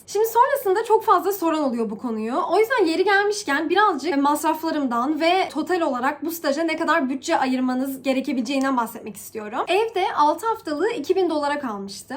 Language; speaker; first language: Turkish; early bilingual, heritage; Turkish